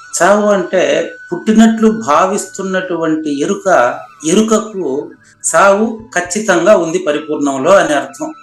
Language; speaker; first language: Telugu; non-native, local second language; Tamil